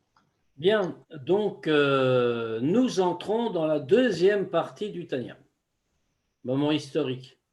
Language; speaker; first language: French; native; French